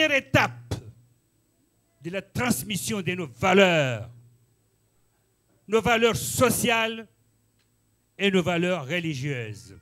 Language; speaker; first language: French; non-native, local second language; Ngazidja Comorian